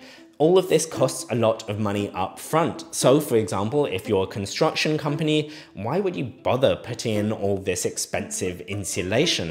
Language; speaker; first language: English; native; English